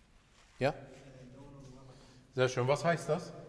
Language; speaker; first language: German; early bilingual, other home language; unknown